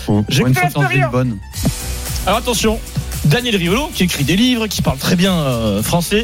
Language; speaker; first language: French; native; French